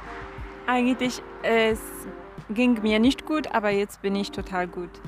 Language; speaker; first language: German; non-native, learner; Arabic